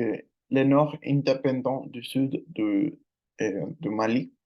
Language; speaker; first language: French; non-native, learner; Spanish